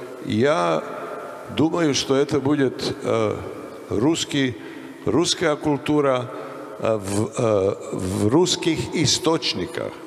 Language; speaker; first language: Russian; non-native, learner; Serbian